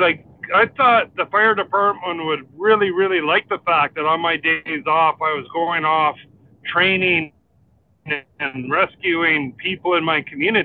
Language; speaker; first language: English; native; English